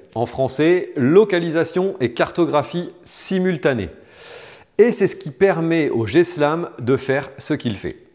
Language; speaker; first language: French; native; French